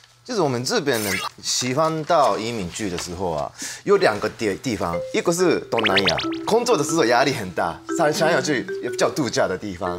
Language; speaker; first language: Chinese; non-native, fluent; Japanese